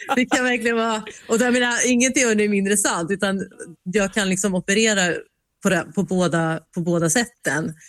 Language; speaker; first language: Swedish; early bilingual, other home language; Finnish